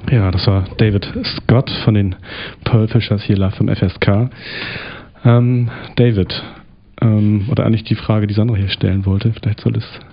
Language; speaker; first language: German; native; German